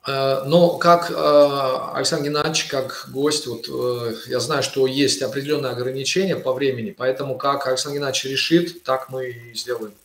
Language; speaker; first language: Russian; native; Russian